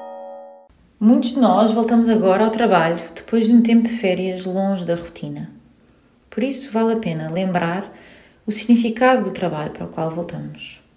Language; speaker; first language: Portuguese; native; Portuguese